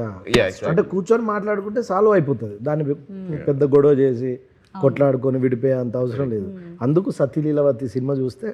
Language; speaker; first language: Telugu; native; Telugu